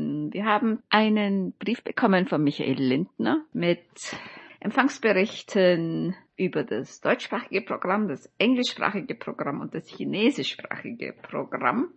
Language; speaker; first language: German; native; German